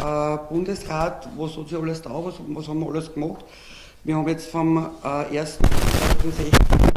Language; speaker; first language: German; native; German